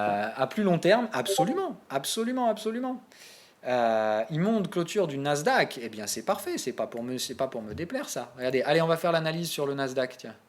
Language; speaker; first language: French; native; French